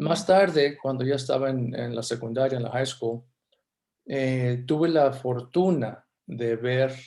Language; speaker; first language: Spanish; early bilingual, heritage; Spanish